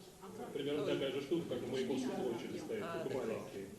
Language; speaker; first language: Russian; native; Russian